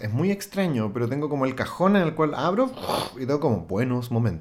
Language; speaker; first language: Spanish; native; Spanish